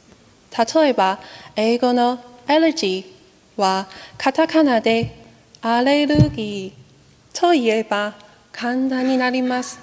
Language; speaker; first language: Japanese; non-native, fluent; Chinese